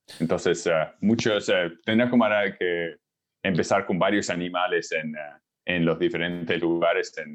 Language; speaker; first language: Spanish; early bilingual, heritage; Spanish